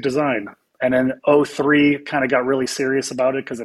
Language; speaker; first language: English; native; English